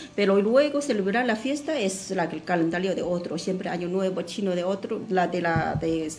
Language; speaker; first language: Spanish; non-native, learner; Chinese